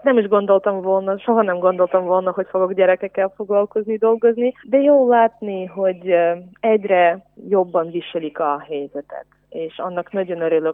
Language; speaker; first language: Hungarian; non-native, fluent; Ukrainian